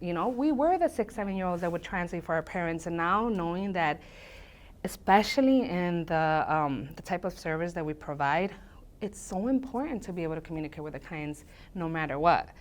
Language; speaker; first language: English; early bilingual, other home language; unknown